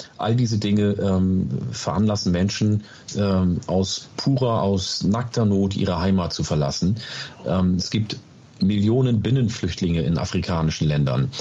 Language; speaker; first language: German; early bilingual, other home language; Oromo